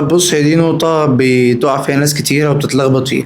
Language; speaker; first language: Arabic; native; Arabic